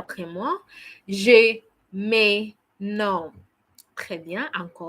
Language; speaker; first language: French; non-native, fluent; English